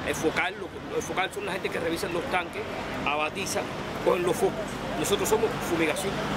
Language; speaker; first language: Spanish; native; Spanish